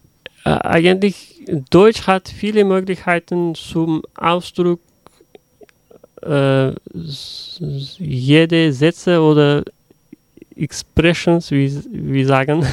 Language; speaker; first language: German; non-native, learner; Uzbek